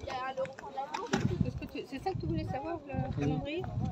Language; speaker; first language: French; native; French